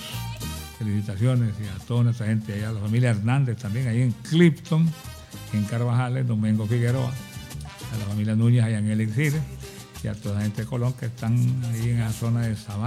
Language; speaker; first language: Spanish; native; Spanish